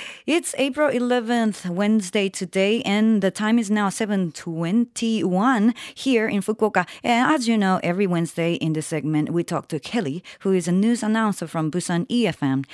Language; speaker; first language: English; non-native, fluent; Japanese